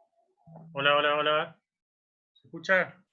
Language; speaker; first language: Spanish; native; Spanish